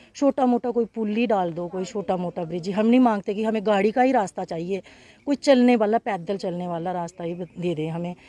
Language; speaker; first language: Hindi; native; Hindi